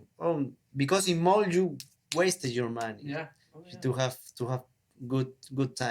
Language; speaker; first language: English; non-native, learner; Spanish